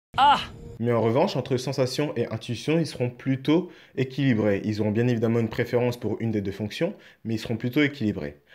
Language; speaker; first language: French; native; French